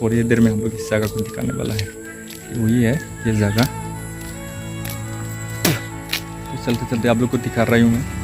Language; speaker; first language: Hindi; non-native, local second language; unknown